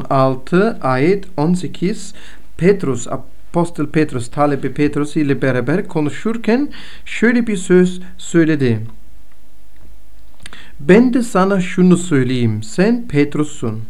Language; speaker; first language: Turkish; non-native, fluent; Bulgarian